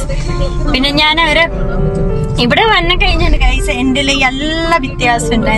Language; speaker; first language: Malayalam; non-native, local second language; Hindi